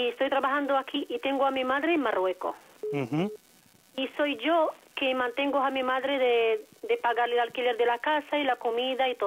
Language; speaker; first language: Spanish; non-native, fluent; Arabic